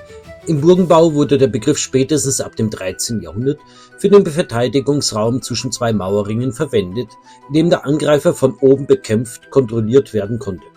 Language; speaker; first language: German; native; German